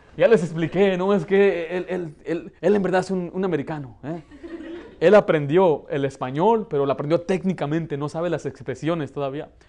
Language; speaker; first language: Spanish; early bilingual, heritage; Spanish